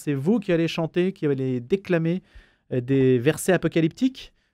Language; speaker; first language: French; native; French